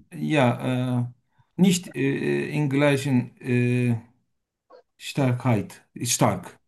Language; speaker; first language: German; non-native, learner; Turkish